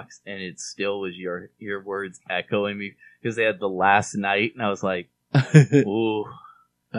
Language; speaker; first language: English; native; English